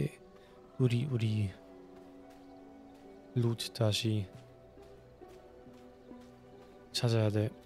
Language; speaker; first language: Korean; non-native, fluent; German